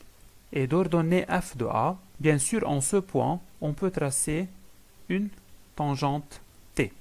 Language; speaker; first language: French; non-native, local second language; Arabic